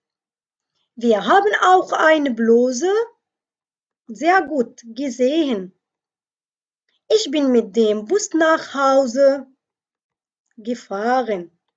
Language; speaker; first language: German; non-native, fluent; Arabic